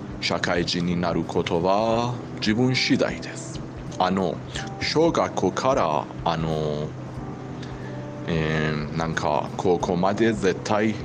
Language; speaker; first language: Japanese; non-native, learner; Persian